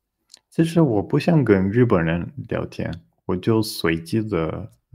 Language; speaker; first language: Chinese; non-native, learner; Portuguese